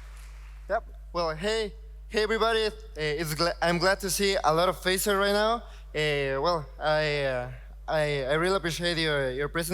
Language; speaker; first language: English; non-native, fluent; Spanish